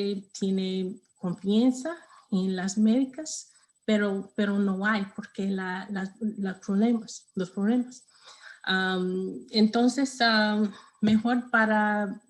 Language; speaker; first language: Spanish; non-native, learner; English